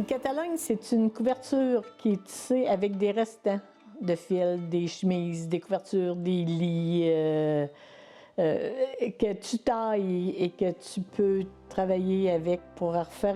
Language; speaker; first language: French; native; French